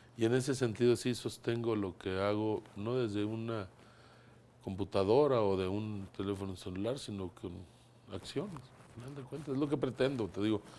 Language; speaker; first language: Spanish; native; Spanish